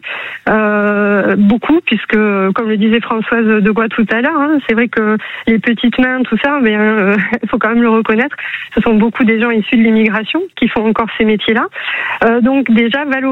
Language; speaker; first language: French; native; French